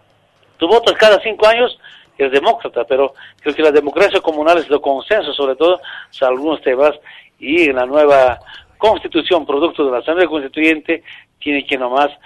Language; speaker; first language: Spanish; native; Spanish